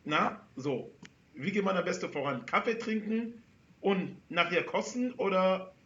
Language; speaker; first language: German; non-native, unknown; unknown